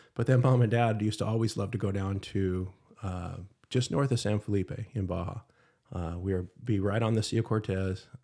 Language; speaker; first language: English; native; English